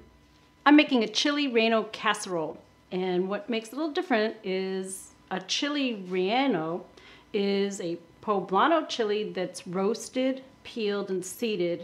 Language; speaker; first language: English; native; English